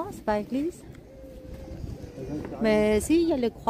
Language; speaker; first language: French; non-native, learner; Vietnamese